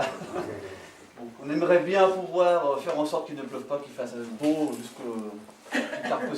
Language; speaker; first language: French; native; French